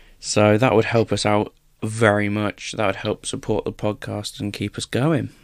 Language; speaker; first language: English; native; English